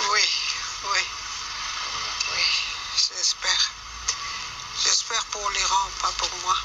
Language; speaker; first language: French; non-native, fluent; Persian